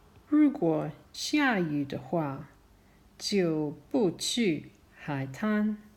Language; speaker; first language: Chinese; non-native, fluent; English